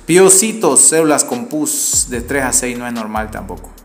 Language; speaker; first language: Spanish; native; Spanish